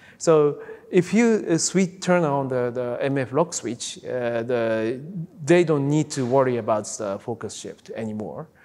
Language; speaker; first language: English; non-native, fluent; Japanese